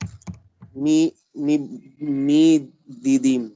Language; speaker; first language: Persian; non-native, learner; Urdu